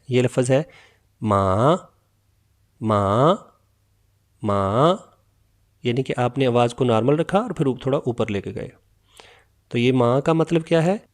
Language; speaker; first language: Urdu; native; Urdu